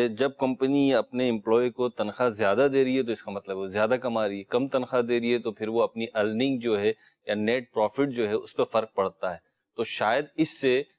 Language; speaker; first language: Urdu; native; Urdu